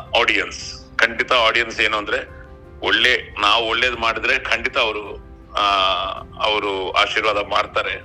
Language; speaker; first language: Kannada; non-native, local second language; Telugu